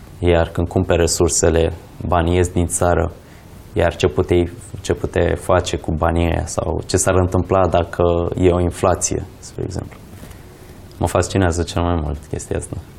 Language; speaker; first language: Romanian; early bilingual, other home language; Arabic